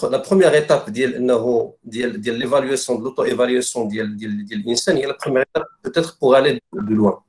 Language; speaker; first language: French; non-native, local second language; Arabic